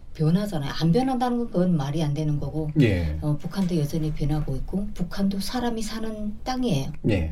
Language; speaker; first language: Korean; native; Korean